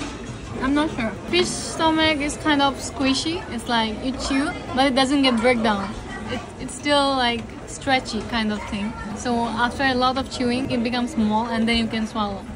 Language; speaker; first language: English; non-native, local second language; Assamese